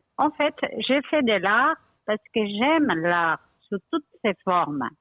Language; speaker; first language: French; non-native, fluent; Spanish